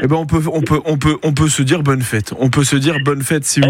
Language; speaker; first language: French; native; French